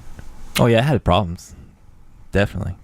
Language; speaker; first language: English; native; English